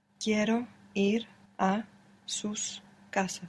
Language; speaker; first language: Spanish; non-native, learner; English